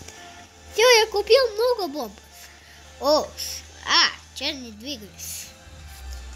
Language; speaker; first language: Russian; early bilingual, heritage; Russian